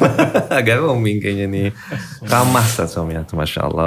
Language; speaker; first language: Indonesian; native; Indonesian